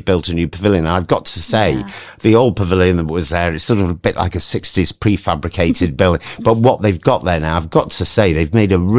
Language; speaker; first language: English; native; English